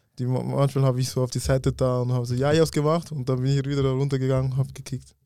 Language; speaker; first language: German; early bilingual, other home language; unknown